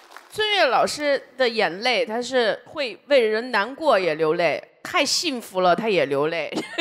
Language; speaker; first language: Chinese; native; Chinese